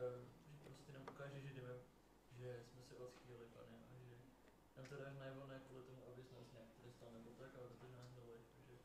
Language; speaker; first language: Czech; non-native, fluent; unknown